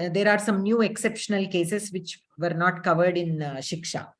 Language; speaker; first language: English; non-native, local second language; Telugu